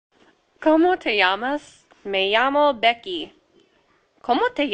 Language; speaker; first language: Spanish; non-native, learner; English